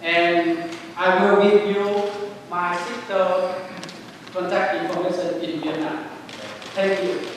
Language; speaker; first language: English; non-native, learner; Vietnamese